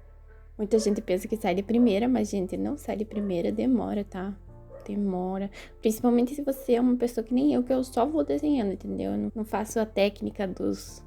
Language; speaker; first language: Portuguese; native; Portuguese